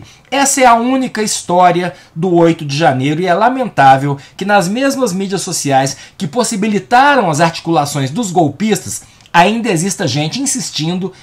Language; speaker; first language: Portuguese; native; Portuguese